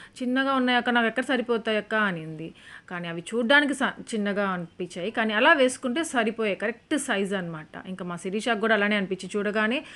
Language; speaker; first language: Telugu; native; Telugu